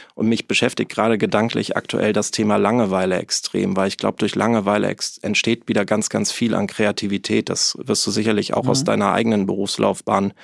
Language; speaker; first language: German; native; German